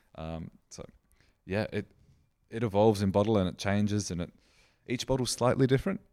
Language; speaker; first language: English; native; English